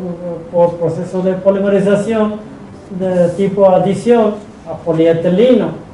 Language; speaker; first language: Spanish; non-native, fluent; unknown